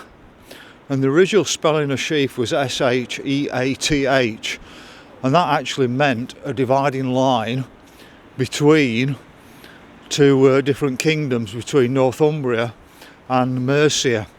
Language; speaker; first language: English; native; English